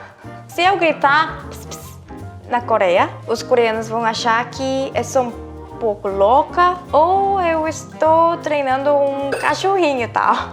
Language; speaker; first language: Portuguese; non-native, fluent; Korean